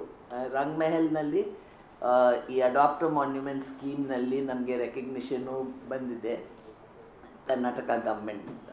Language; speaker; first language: Kannada; non-native, local second language; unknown